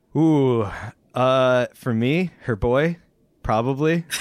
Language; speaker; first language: English; native; English